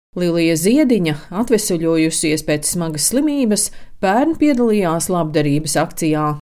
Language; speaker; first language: Latvian; native; Latvian